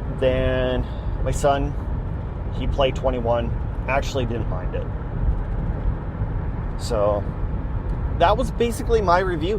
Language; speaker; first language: English; native; English